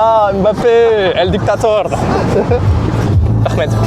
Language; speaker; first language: Russian; non-native, learner; French